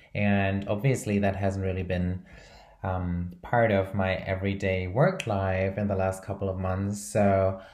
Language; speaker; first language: English; non-native, fluent; Portuguese